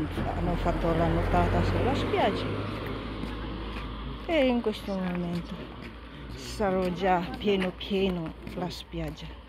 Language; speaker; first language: Italian; non-native, fluent; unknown